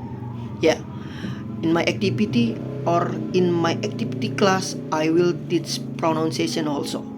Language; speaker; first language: English; non-native, fluent; Indonesian